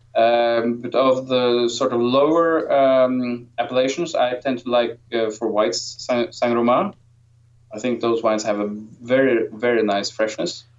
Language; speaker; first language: English; non-native, fluent; Norwegian